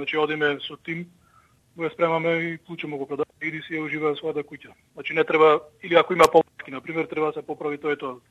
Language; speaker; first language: Macedonian; early bilingual, heritage; Macedonian